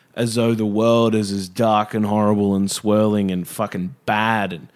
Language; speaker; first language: English; native; English